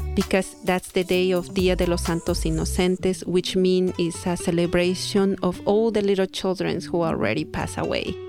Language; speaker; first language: English; non-native, fluent; Spanish